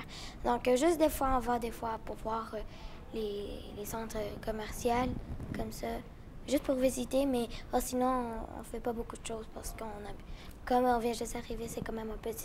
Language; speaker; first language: French; early bilingual, other home language; Spanish